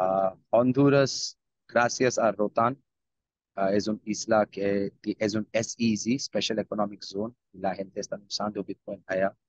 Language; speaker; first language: Spanish; non-native, learner; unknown